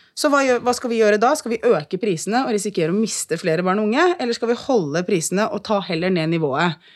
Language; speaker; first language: Norwegian; early bilingual, other home language; Arabic